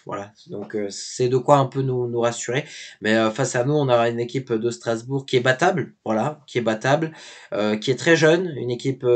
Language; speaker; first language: French; native; French